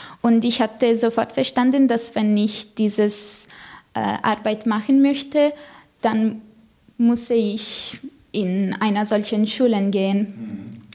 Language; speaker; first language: German; non-native, fluent; Italian